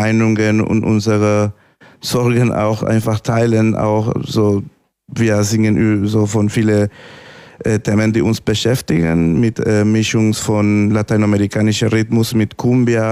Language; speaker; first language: German; non-native, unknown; Spanish